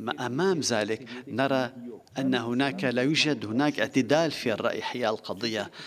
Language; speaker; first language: Arabic; non-native, fluent; Turkish